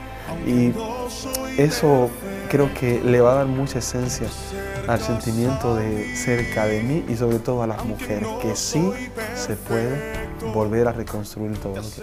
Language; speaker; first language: Spanish; native; Spanish